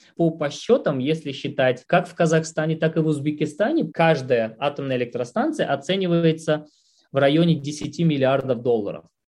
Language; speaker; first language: Russian; non-native, local second language; Tajik